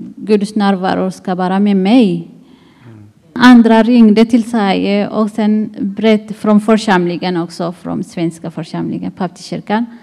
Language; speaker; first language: Swedish; non-native, learner; Tigrinya